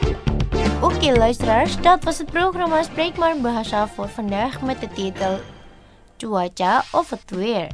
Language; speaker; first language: Dutch; non-native, learner; Indonesian